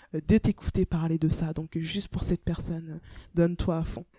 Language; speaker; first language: French; native; French